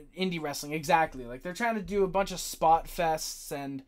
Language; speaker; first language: English; native; English